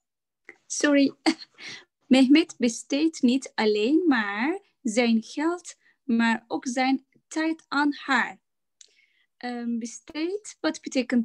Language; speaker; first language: Dutch; non-native, learner; Turkish